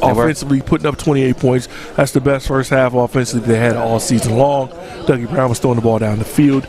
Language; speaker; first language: English; native; English